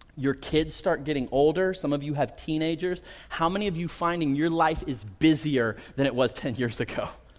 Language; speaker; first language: English; native; English